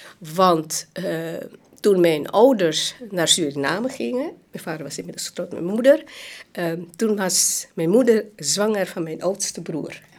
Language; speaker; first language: Dutch; non-native, local second language; Hakka Chinese